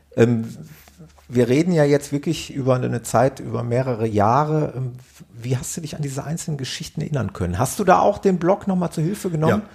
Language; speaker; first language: German; native; German